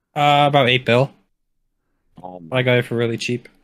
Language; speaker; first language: English; native; English